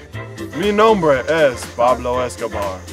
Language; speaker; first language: Spanish; non-native, learner; English